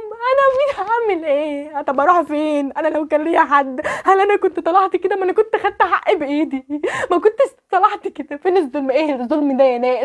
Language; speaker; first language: Arabic; native; Arabic